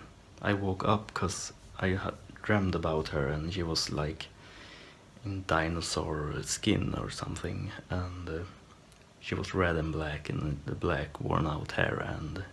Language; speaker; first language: English; non-native, fluent; Swedish